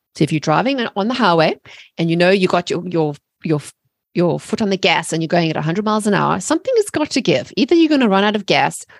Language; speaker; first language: English; native; English